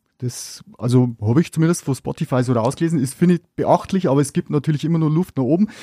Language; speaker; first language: German; native; German